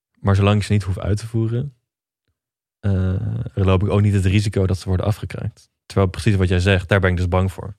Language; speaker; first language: Dutch; native; Dutch